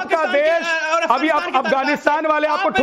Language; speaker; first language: Hindi; native; Hindi